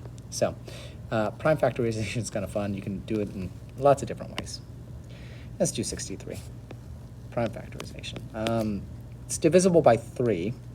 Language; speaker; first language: English; native; English